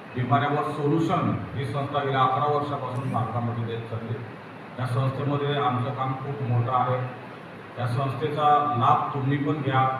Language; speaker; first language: Marathi; native; Marathi